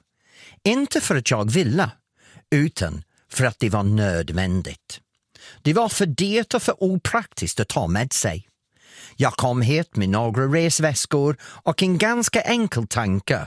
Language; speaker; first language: Swedish; non-native, fluent; English